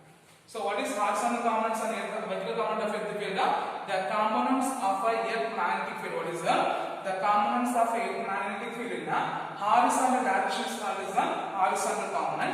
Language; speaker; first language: English; non-native, local second language; Tamil